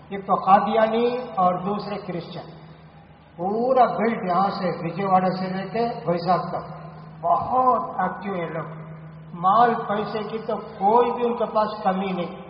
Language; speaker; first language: Urdu; native; Urdu